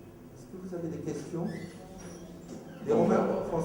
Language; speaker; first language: French; native; French